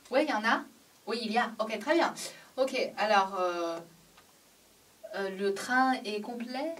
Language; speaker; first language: French; non-native, learner; Chinese